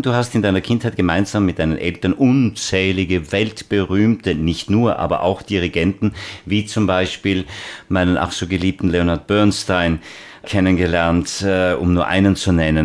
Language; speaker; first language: German; native; German